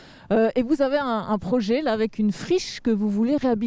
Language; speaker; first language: French; native; French